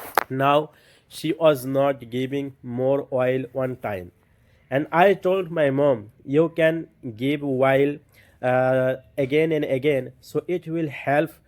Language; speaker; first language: English; non-native, learner; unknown